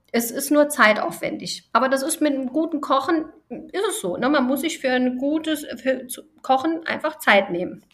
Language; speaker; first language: German; early bilingual, other home language; Italian